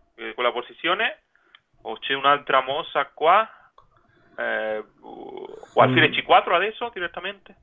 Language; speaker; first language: Italian; non-native, fluent; Spanish